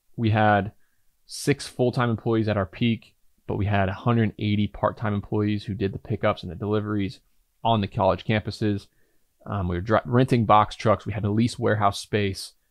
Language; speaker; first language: English; native; English